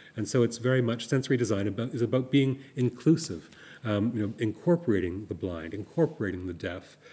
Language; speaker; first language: English; native; English